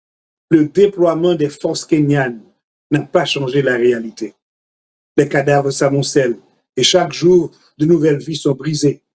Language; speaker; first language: French; non-native, local second language; Haitian Creole